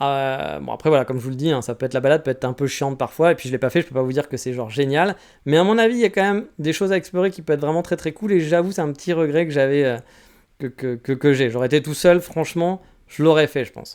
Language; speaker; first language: French; native; French